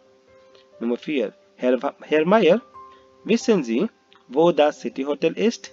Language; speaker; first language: German; non-native, fluent; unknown